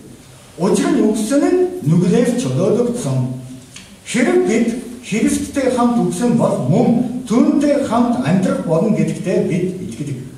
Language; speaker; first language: Mongolian; non-native, fluent; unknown